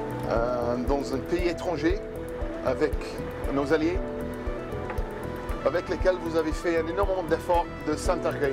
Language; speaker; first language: French; non-native, fluent; English